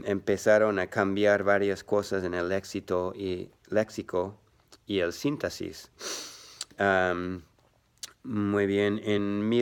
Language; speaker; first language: Spanish; non-native, learner; English